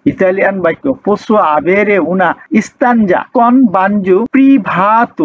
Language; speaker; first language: Italian; non-native, learner; Bangla